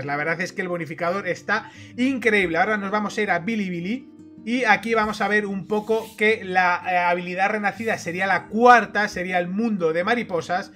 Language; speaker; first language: Spanish; native; Spanish